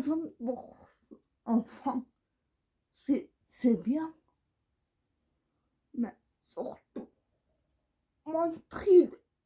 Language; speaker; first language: French; non-native, learner; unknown